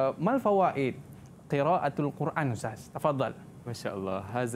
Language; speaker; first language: Arabic; non-native, learner; Malay